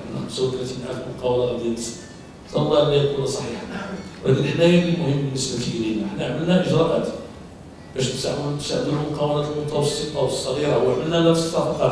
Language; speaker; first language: Arabic; native; Arabic